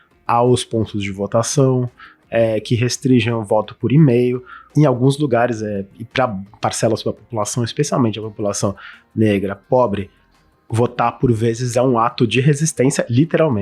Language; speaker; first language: Portuguese; native; Portuguese